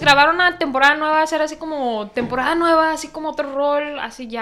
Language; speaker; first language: Spanish; early bilingual, heritage; Spanish